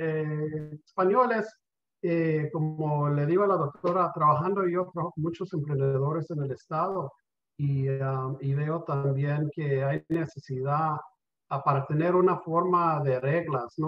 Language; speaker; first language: Spanish; early bilingual, heritage; Spanish